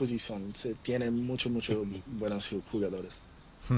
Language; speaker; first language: Spanish; non-native, learner; Portuguese